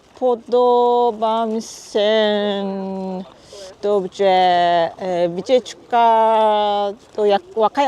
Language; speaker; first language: Polish; non-native, learner; Japanese